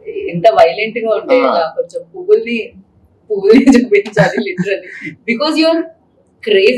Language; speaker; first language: Telugu; native; Telugu